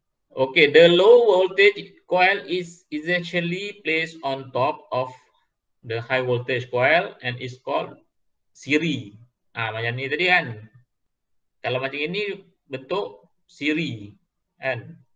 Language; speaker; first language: English; non-native, local second language; Malay